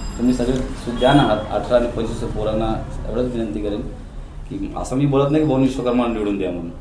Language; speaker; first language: Marathi; non-native, local second language; Hindi